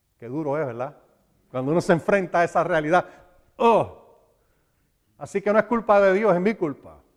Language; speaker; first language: Spanish; early bilingual, heritage; Spanish